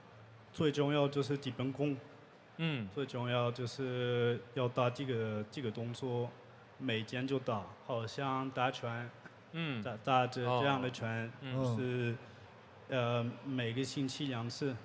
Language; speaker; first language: Chinese; non-native, learner; French